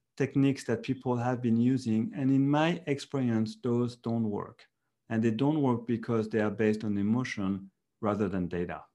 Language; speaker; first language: English; non-native, fluent; French